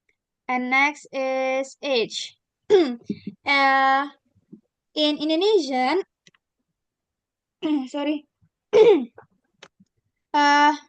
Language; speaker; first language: English; non-native, learner; Indonesian